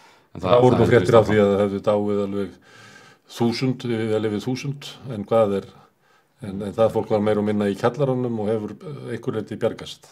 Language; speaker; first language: Icelandic; native; Icelandic